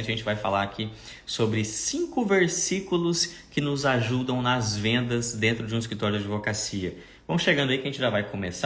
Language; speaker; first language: Portuguese; native; Portuguese